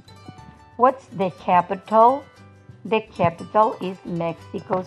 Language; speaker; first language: English; non-native, learner; Spanish